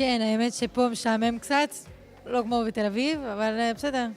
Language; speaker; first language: Hebrew; non-native, fluent; French